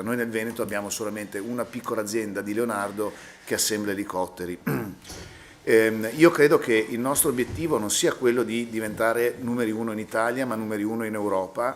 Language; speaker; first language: Italian; native; Italian